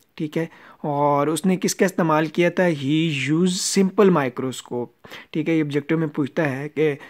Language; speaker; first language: Urdu; non-native, local second language; Punjabi